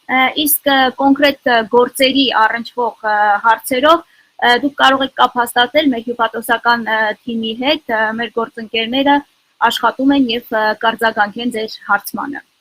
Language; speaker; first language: Armenian; native; Armenian